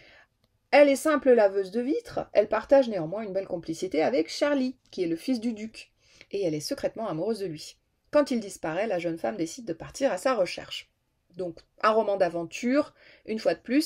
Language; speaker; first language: French; native; French